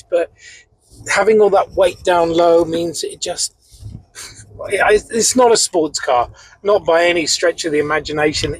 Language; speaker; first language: English; native; English